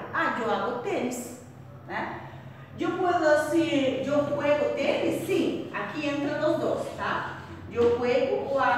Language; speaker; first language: Spanish; non-native, fluent; Portuguese